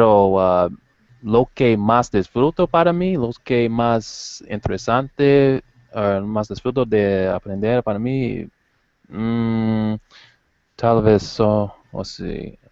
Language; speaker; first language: Spanish; non-native, learner; English